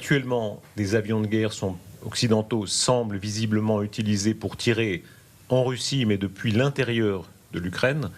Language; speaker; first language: French; native; French